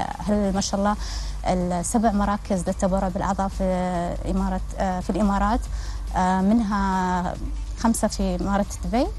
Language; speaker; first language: Arabic; native; Arabic